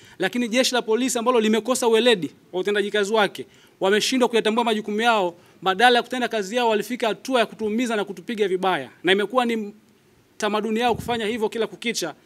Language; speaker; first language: Swahili; native; Swahili